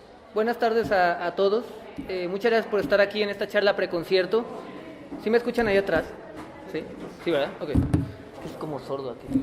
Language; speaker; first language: Spanish; native; Spanish